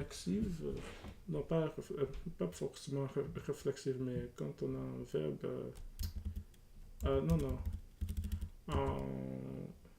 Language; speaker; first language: French; non-native, learner; English